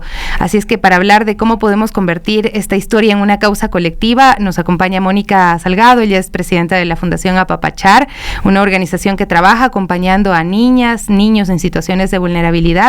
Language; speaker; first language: Spanish; native; Spanish